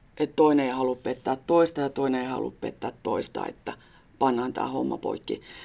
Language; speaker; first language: Finnish; native; Finnish